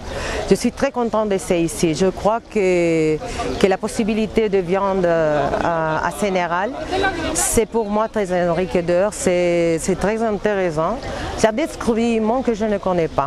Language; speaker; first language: French; non-native, learner; Spanish